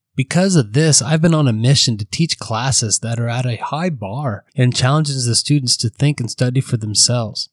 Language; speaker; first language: English; native; English